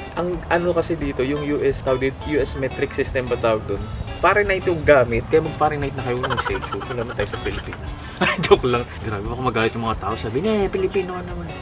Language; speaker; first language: Filipino; native; Filipino